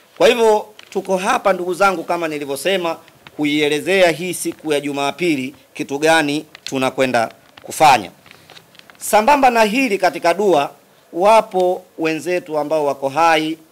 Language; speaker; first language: Swahili; native; Swahili